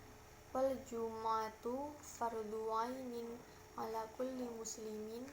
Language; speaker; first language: Arabic; non-native, learner; Indonesian